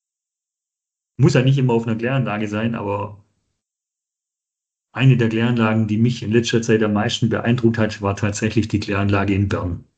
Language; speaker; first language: German; native; German